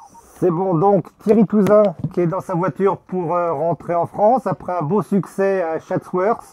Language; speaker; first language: French; native; French